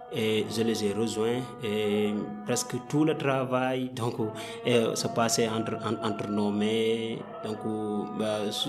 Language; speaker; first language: French; non-native, local second language; Wolof